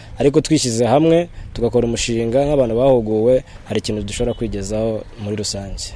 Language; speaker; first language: Kinyarwanda; native; Kinyarwanda